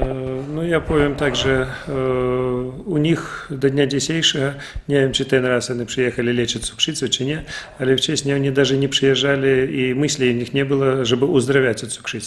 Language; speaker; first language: Polish; non-native, learner; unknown